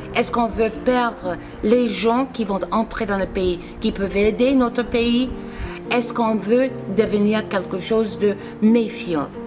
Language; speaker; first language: French; non-native, fluent; English